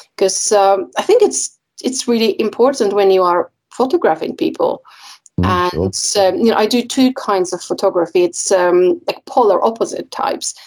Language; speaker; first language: English; non-native, fluent; Polish